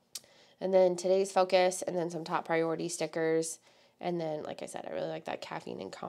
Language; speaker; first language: English; native; English